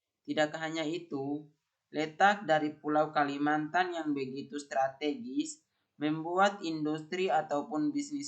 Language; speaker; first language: Indonesian; native; Indonesian